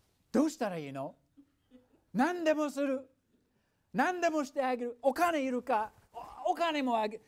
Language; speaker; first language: Japanese; non-native, fluent; English